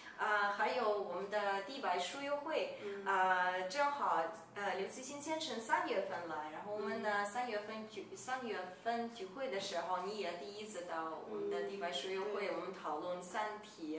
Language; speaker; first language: Chinese; non-native, fluent; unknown